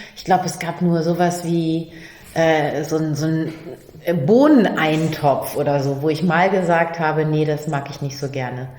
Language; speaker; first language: German; native; German